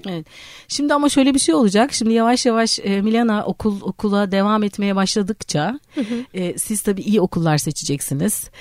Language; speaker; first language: Turkish; native; Turkish